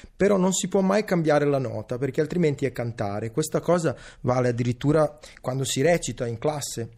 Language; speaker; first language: Italian; early bilingual, other home language; Serbian